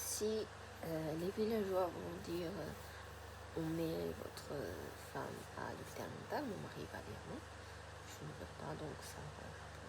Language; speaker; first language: French; non-native, fluent; Japanese